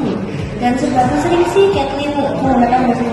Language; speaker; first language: Indonesian; native; Indonesian